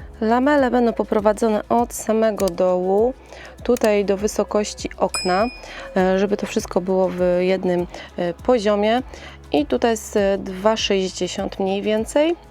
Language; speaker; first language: Polish; native; Polish